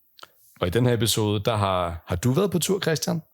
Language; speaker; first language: Danish; native; Danish